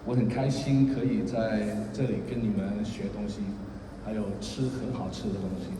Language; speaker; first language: Chinese; early bilingual, heritage; Chinese